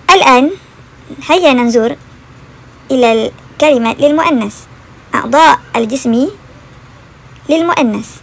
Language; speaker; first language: Arabic; non-native, fluent; Malay